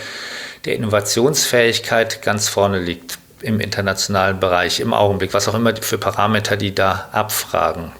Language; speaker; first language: German; native; German